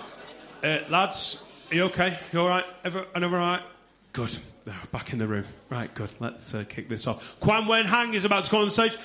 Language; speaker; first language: English; native; English